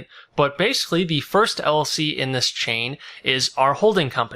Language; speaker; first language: English; native; English